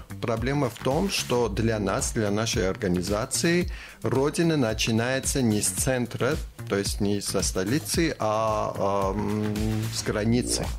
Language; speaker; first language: Russian; non-native, fluent; Armenian